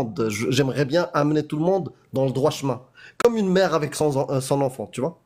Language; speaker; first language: French; native; French